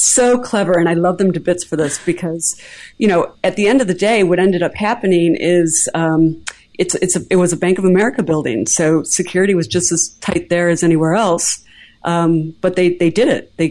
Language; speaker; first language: English; native; English